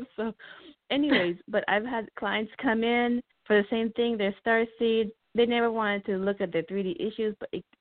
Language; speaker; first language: English; early bilingual, heritage; Lao